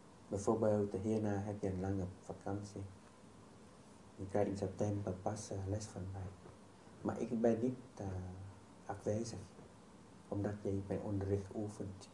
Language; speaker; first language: Dutch; non-native, fluent; Vietnamese